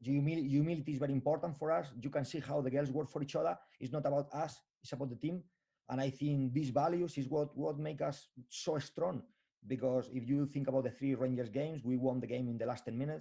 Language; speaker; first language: English; non-native, fluent; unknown